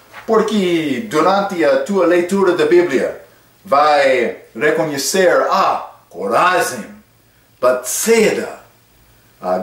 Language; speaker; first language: Portuguese; non-native, fluent; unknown